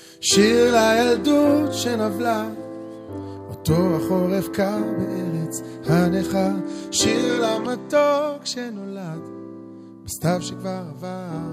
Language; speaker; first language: Hebrew; native; Hebrew